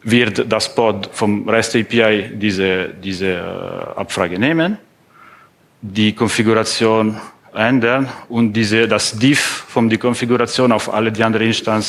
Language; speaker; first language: German; non-native, fluent; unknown